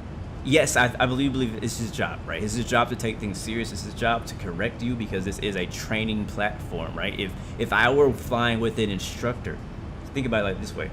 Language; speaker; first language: English; native; English